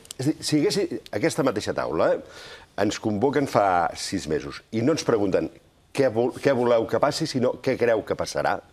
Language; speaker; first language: Catalan; native; Catalan